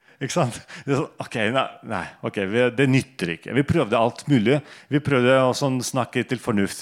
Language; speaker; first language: Norwegian; non-native, fluent; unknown